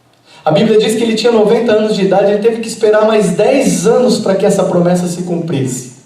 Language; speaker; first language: Portuguese; native; Portuguese